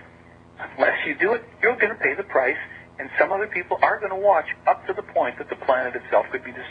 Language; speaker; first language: English; native; English